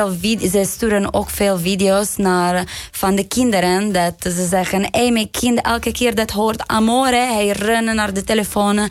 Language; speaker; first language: Dutch; non-native, learner; Italian